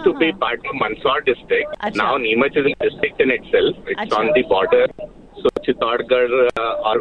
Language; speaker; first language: Hindi; native; Hindi